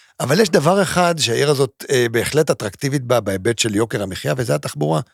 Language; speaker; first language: Hebrew; native; Hebrew